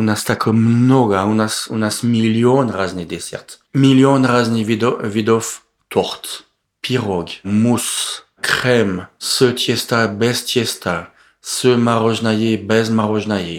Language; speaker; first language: Russian; non-native, learner; French